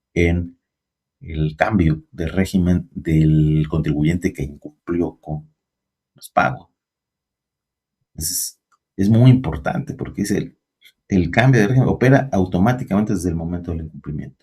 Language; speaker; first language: Spanish; native; Spanish